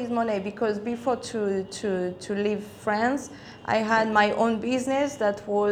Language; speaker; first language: English; non-native, fluent; Spanish